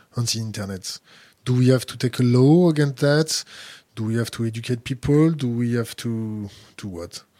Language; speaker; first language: English; non-native, learner; French